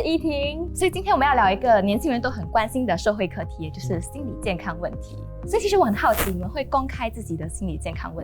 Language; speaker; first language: Chinese; native; Chinese